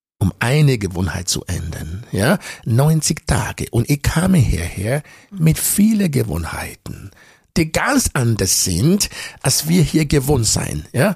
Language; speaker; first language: German; non-native, fluent; Bini